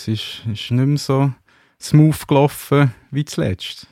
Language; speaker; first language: German; native; German